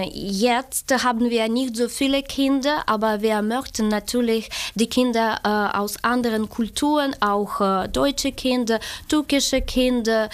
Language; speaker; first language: German; non-native, learner; Ukrainian